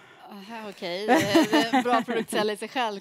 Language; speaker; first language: Swedish; native; Swedish